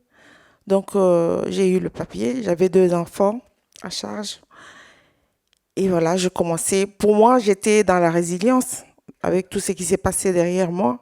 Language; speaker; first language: French; non-native, local second language; Swahili